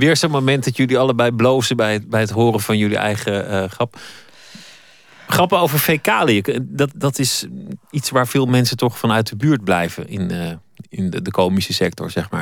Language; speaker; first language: Dutch; native; Dutch